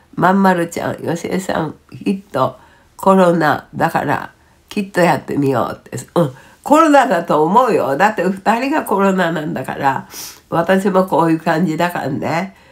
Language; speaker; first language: Japanese; native; Japanese